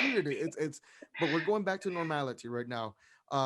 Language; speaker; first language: English; native; English